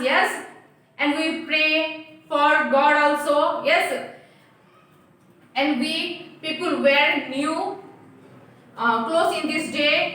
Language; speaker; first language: English; non-native, local second language; Nepali